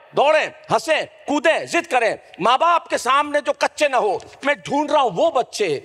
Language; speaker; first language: Hindi; native; Hindi